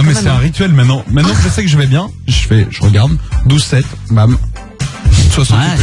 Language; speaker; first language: French; native; French